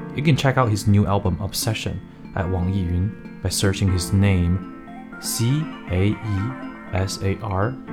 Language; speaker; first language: English; non-native, fluent; Chinese